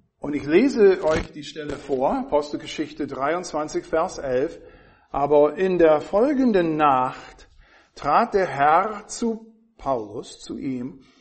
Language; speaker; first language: German; non-native, fluent; English